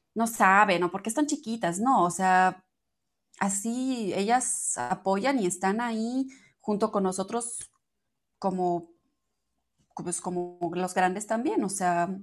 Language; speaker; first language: Spanish; non-native, fluent; German